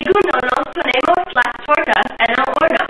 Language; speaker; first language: Spanish; non-native, learner; English